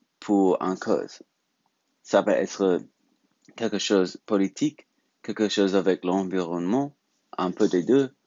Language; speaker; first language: French; non-native, learner; English